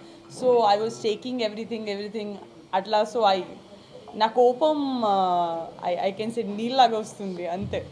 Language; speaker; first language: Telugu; non-native, learner; Gujarati